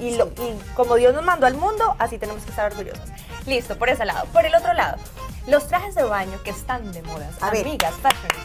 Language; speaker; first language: Spanish; native; Spanish